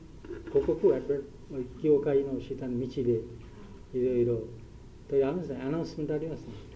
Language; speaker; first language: Japanese; non-native, learner; Bangla